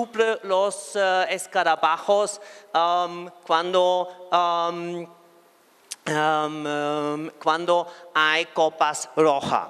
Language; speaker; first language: Spanish; non-native, fluent; German